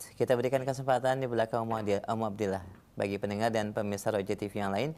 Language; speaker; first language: Indonesian; native; Indonesian